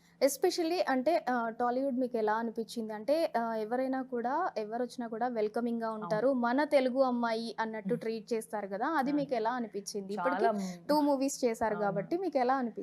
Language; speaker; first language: Telugu; native; Telugu